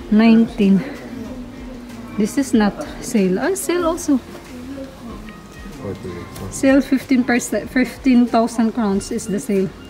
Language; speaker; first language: English; non-native, learner; Filipino